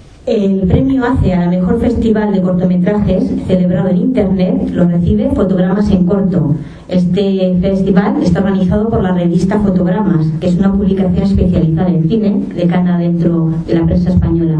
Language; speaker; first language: Spanish; native; Spanish